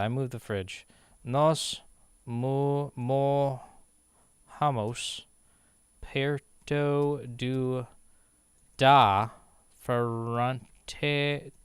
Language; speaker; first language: Portuguese; non-native, learner; English